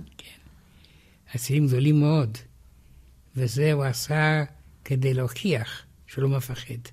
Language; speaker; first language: Hebrew; non-native, fluent; Romanian